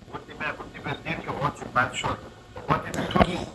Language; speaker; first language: Russian; non-native, learner; Uzbek